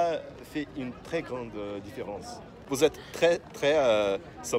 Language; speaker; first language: French; non-native, fluent; Portuguese